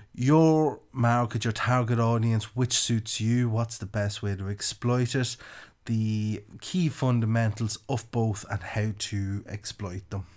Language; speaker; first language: English; native; English